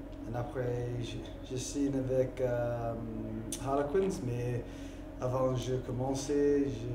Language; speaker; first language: French; non-native, learner; English